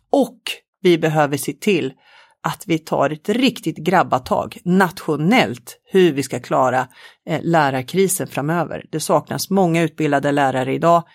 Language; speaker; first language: Swedish; native; Swedish